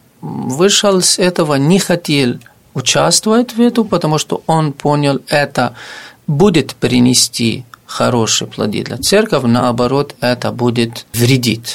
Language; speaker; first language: Russian; non-native, fluent; Arabic